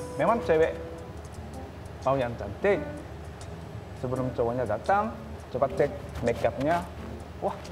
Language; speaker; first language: Indonesian; non-native, learner; Japanese